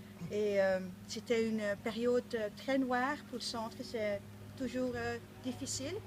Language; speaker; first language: French; non-native, local second language; Dutch